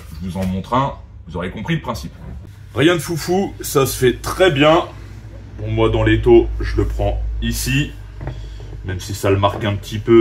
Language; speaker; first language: French; native; French